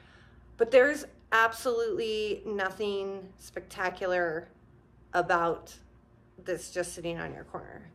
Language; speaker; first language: English; native; English